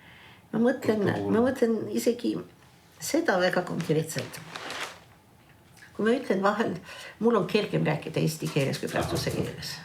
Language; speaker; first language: Estonian; non-native, fluent; French